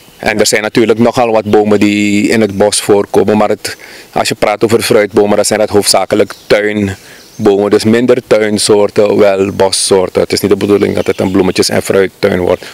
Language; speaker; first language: Dutch; native; Dutch